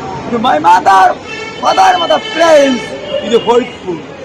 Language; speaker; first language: English; non-native, local second language; Bangla